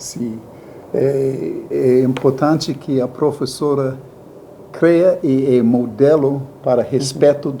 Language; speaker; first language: Portuguese; non-native, learner; English